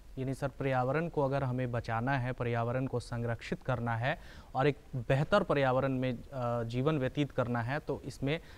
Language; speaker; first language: Hindi; native; Hindi